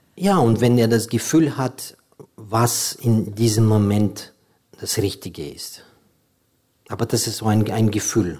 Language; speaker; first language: German; non-native, fluent; Ukrainian